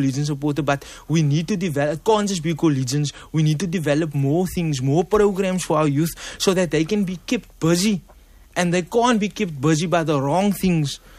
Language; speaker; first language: English; native; English